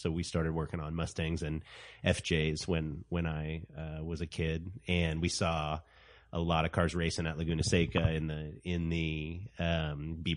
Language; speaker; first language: English; native; English